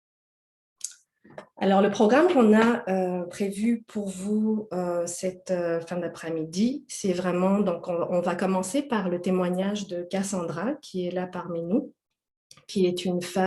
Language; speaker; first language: French; native; French